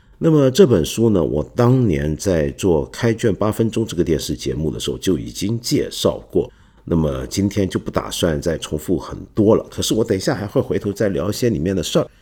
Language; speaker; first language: Chinese; non-native, local second language; Cantonese